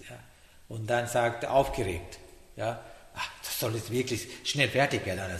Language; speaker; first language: German; non-native, fluent; Sinhala